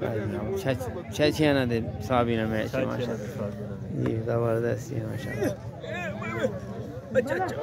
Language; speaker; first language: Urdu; non-native, local second language; Punjabi